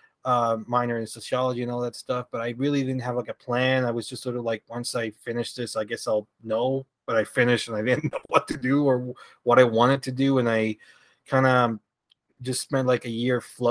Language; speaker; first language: English; early bilingual, other home language; Spanish